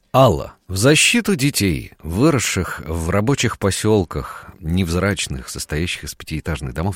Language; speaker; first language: Russian; native; Russian